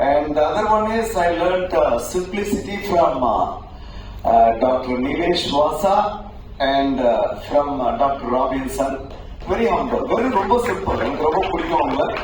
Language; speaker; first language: English; non-native, local second language; Tamil